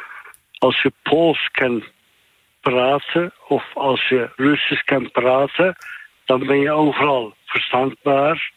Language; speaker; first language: Dutch; non-native, fluent; Turkish